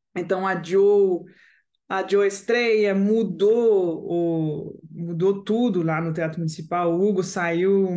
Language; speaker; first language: Portuguese; non-native, fluent; French